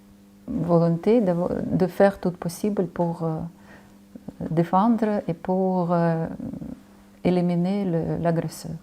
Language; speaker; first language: French; non-native, fluent; Ukrainian